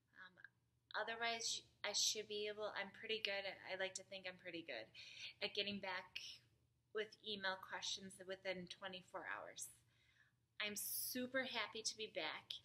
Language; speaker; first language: English; native; English